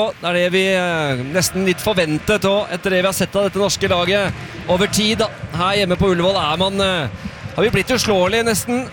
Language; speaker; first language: Norwegian; native; Norwegian